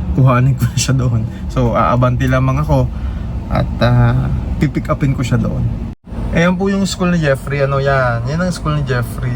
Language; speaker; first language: Filipino; native; Filipino